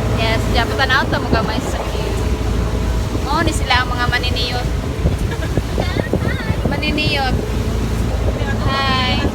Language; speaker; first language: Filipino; non-native, local second language; Cebuano